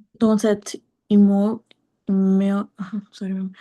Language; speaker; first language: French; non-native, learner; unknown